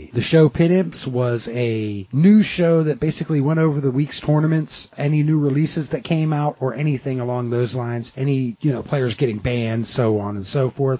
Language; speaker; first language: English; native; English